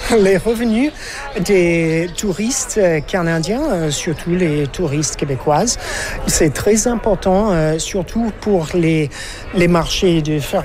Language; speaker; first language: French; non-native, fluent; English